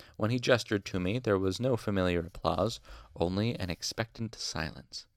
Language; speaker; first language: English; native; English